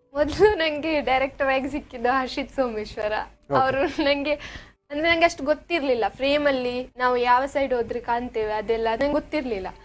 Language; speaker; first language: Kannada; non-native, local second language; Tulu